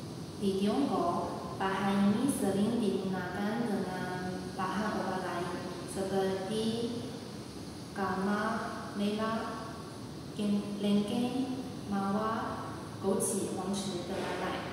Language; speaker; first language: Indonesian; non-native, learner; Chinese